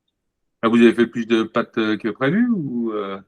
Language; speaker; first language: French; native; French